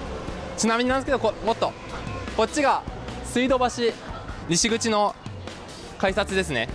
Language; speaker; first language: Japanese; early bilingual, heritage; Japanese